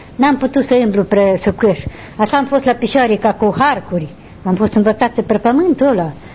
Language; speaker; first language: Romanian; native; Romanian